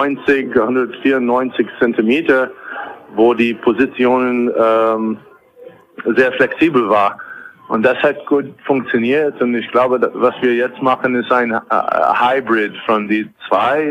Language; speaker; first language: German; non-native, fluent; English